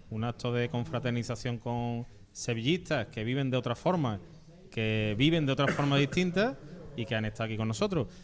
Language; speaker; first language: Spanish; native; Spanish